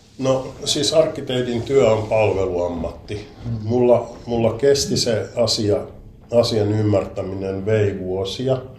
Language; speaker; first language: Finnish; native; Finnish